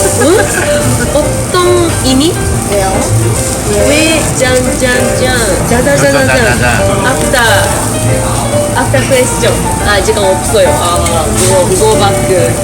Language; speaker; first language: Korean; non-native, learner; Japanese